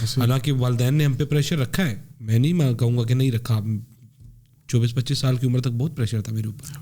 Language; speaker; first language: Urdu; native; Urdu